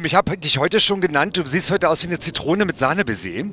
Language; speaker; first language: German; native; German